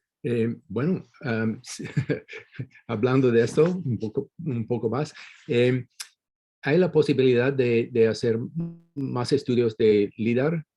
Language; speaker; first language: Spanish; non-native, fluent; English